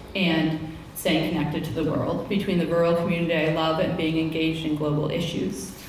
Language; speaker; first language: English; native; English